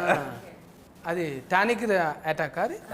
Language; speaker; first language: Telugu; native; Telugu